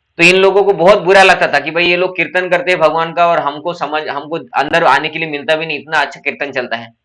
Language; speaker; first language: Hindi; non-native, local second language; Marathi